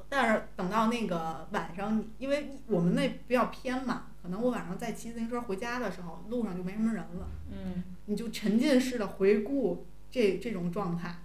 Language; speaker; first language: Chinese; native; Chinese